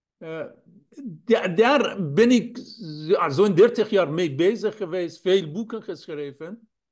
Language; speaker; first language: Dutch; non-native, fluent; Persian